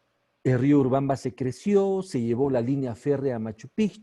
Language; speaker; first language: Spanish; native; Spanish